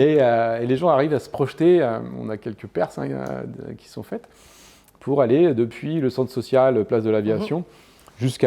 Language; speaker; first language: French; native; French